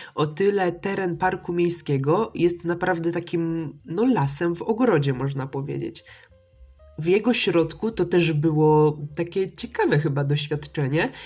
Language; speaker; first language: Polish; native; Polish